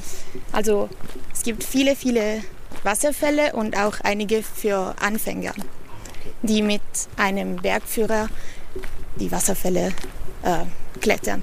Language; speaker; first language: German; non-native, fluent; Italian